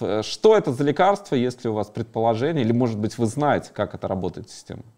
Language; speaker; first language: Russian; native; Russian